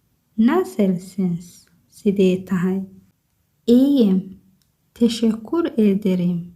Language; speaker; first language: Turkish; non-native, learner; Somali